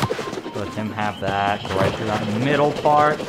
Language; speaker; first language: English; native; English